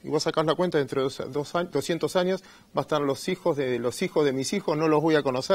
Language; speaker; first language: Spanish; native; Spanish